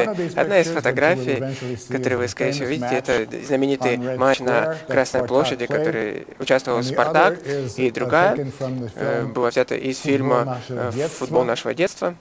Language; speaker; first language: Russian; native; Russian